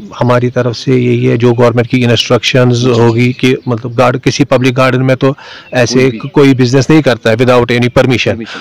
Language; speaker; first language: Hindi; non-native, local second language; Kashmiri